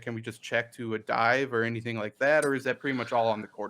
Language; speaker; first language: English; native; English